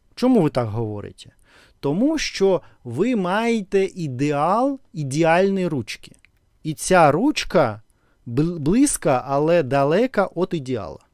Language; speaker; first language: Ukrainian; non-native, local second language; Russian